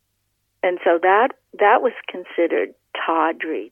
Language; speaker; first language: English; native; English